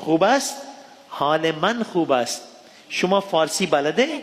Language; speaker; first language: Persian; non-native, learner; Urdu